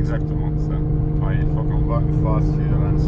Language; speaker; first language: French; non-native, fluent; Romanian